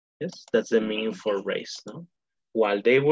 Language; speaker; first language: English; non-native, fluent; Spanish